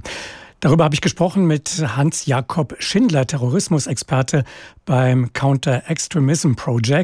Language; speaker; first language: German; native; German